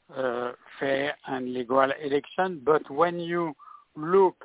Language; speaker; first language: English; non-native, fluent; French